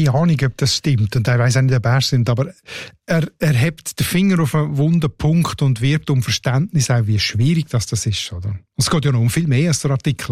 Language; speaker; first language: German; native; German